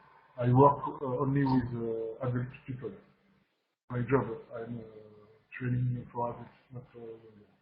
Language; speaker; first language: English; non-native, learner; French